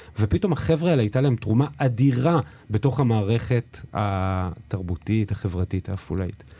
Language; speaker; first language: Hebrew; native; Hebrew